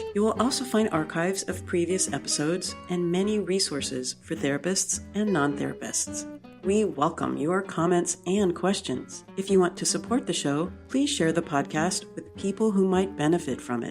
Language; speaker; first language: English; native; English